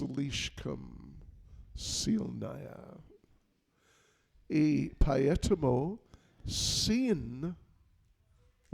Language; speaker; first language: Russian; non-native, learner; English